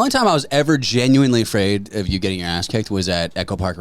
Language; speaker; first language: English; native; English